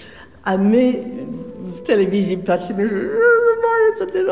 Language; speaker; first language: Polish; early bilingual, heritage; French